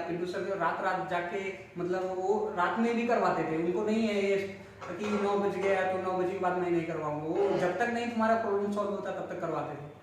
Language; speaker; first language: Hindi; native; Hindi